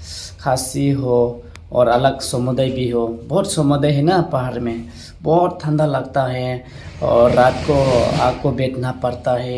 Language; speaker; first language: Hindi; non-native, local second language; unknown